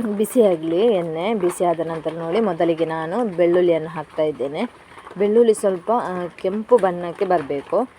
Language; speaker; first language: Kannada; non-native, local second language; Tulu